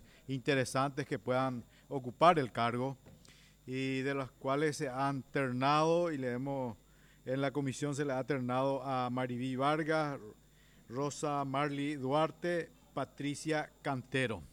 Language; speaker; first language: Spanish; native; Spanish